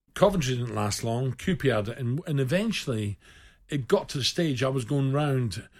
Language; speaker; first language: English; native; English